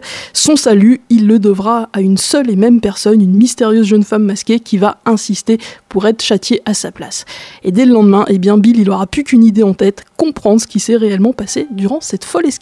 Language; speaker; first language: French; native; French